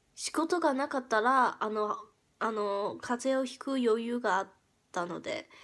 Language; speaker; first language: Japanese; non-native, fluent; Chinese